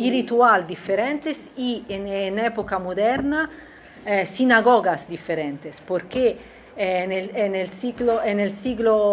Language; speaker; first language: Spanish; non-native, learner; Italian